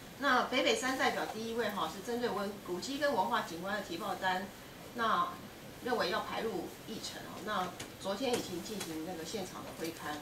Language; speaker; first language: Chinese; native; Chinese